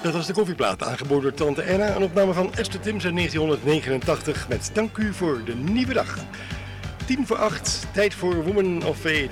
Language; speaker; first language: Dutch; native; Dutch